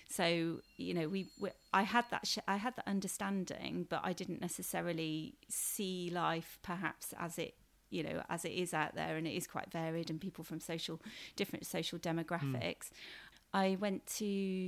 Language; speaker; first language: English; native; English